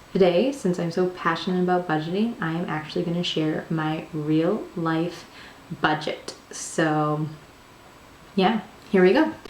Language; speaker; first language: English; native; English